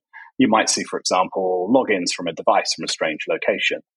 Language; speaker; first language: English; native; English